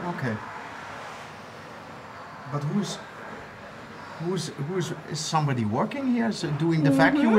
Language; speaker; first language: English; non-native, fluent; Dutch